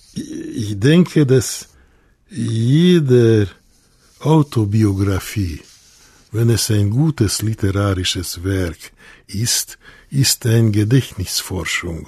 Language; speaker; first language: German; non-native, fluent; Hungarian